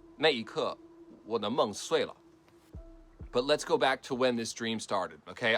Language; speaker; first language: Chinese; non-native, fluent; English